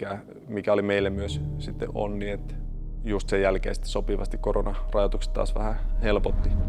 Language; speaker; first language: Finnish; native; Finnish